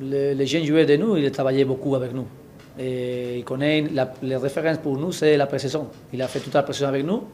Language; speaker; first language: French; non-native, learner; Spanish